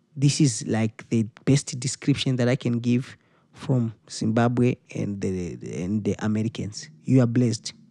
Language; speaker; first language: English; non-native, local second language; Shona